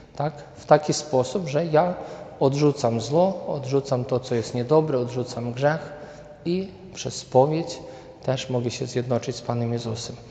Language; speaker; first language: Polish; native; Polish